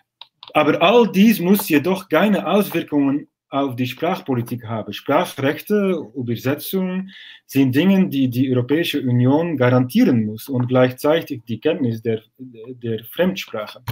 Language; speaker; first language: German; non-native, fluent; Dutch